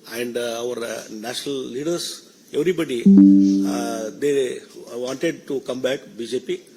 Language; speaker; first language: English; non-native, local second language; Kannada